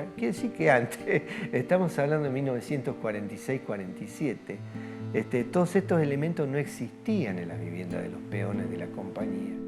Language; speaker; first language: Spanish; native; Spanish